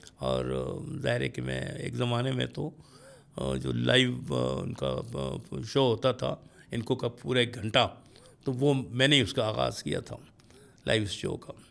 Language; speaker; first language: Urdu; non-native, local second language; Pashto